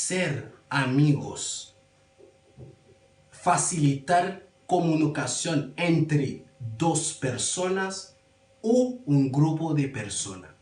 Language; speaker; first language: Spanish; non-native, learner; Haitian Creole